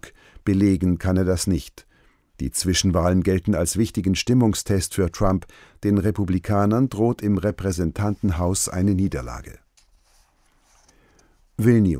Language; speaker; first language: German; native; German